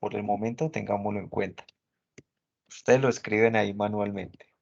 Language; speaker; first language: Spanish; native; Spanish